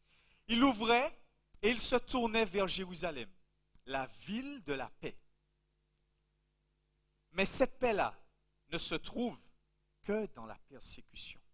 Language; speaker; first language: French; native; French